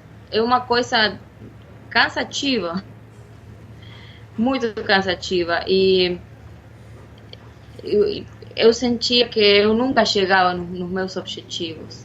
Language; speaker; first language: Portuguese; non-native, fluent; Spanish